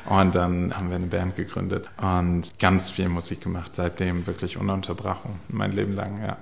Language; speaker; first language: German; native; German